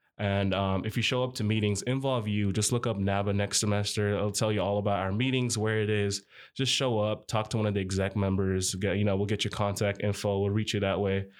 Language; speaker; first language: English; early bilingual, other home language; Arabic